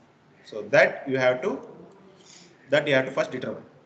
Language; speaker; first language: English; non-native, local second language; Kannada